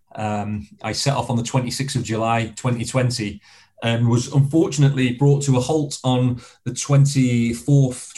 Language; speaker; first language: English; native; English